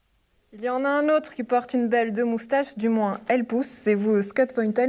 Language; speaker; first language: French; native; French